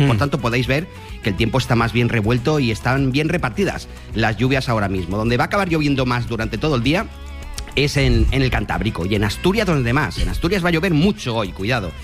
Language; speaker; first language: Spanish; native; Spanish